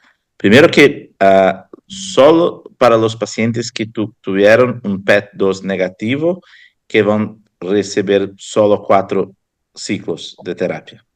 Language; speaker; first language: Spanish; non-native, fluent; Portuguese